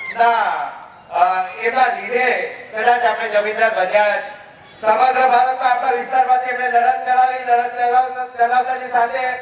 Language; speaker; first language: Gujarati; non-native, local second language; Kukna